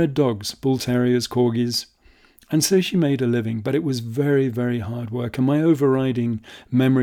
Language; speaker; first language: English; native; English